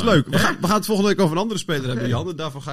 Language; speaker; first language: Dutch; native; Dutch